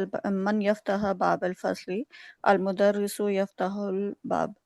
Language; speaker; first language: Arabic; non-native, learner; Urdu